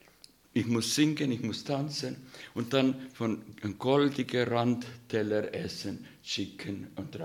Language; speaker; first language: German; non-native, fluent; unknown